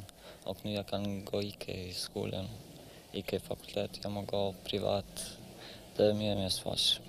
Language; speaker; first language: Swedish; non-native, learner; Albanian